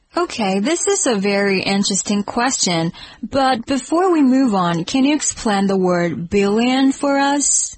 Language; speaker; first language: English; non-native, fluent; Chinese